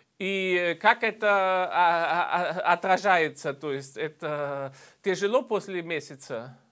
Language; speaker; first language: Russian; non-native, fluent; German